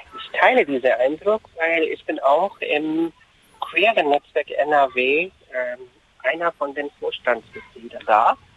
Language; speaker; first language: German; non-native, fluent; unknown